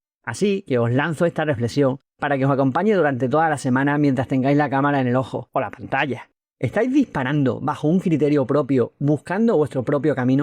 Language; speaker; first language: Spanish; native; Spanish